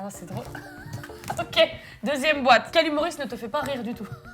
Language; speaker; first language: French; native; French